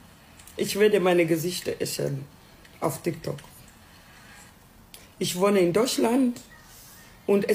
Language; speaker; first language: German; non-native, learner; Swahili